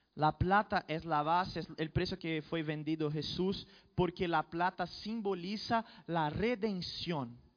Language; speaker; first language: Spanish; non-native, fluent; Portuguese